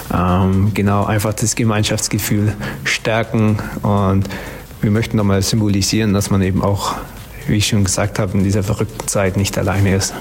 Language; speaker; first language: German; native; German